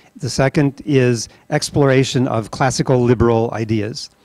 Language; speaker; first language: English; native; English